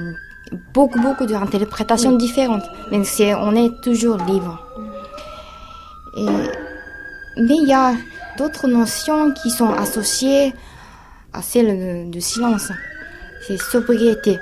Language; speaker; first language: French; non-native, fluent; Japanese